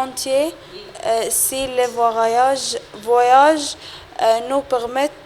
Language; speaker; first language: French; non-native, learner; Arabic